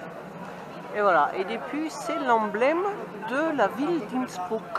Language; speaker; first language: French; native; French